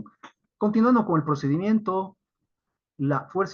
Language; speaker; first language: Spanish; native; Spanish